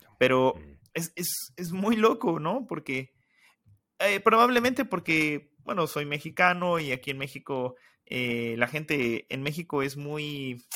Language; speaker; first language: Spanish; native; Spanish